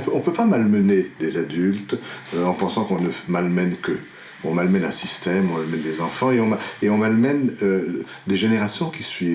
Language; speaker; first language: French; native; French